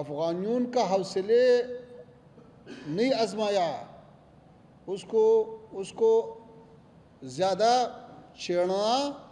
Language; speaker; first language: Hindi; non-native, fluent; Pashto